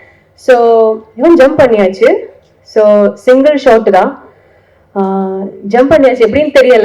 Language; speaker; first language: Tamil; non-native, learner; Malayalam